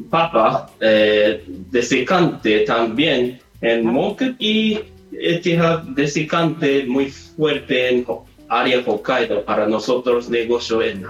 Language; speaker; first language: Spanish; non-native, learner; Japanese